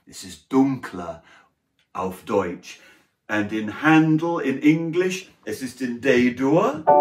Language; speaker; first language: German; non-native, fluent; English